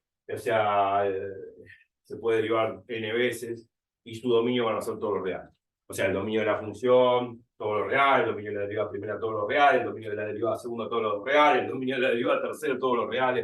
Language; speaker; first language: Spanish; native; Spanish